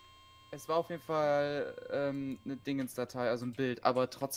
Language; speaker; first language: German; native; German